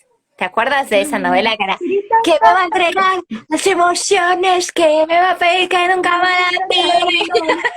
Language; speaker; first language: Spanish; early bilingual, heritage; Spanish